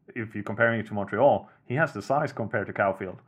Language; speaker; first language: English; non-native, fluent; Swedish